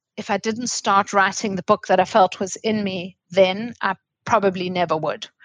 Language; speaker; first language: English; native; English